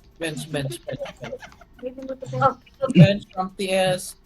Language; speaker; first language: English; non-native, local second language; Filipino